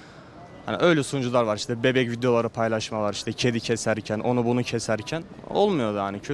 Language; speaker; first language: Turkish; native; Turkish